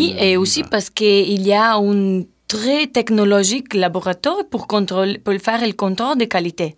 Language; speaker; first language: French; non-native, learner; Italian